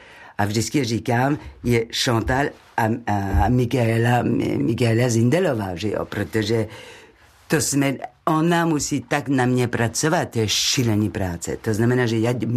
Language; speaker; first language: Czech; non-native, learner; French